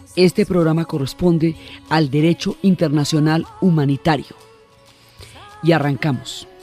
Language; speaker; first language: Spanish; native; Spanish